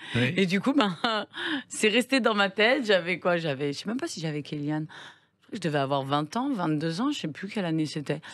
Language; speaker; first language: French; native; French